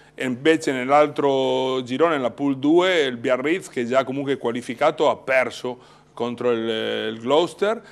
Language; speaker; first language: Italian; native; Italian